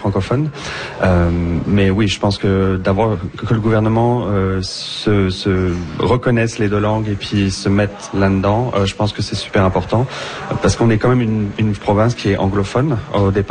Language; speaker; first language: French; native; French